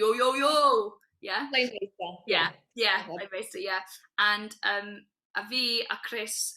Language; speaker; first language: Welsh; non-native, local second language; English